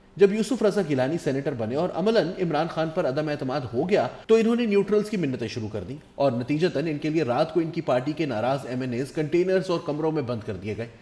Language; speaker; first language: Urdu; non-native, local second language; Pashto